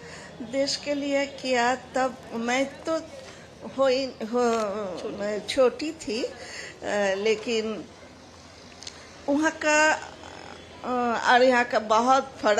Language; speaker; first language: Hindi; non-native, local second language; Bangla